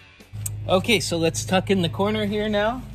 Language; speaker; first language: English; native; English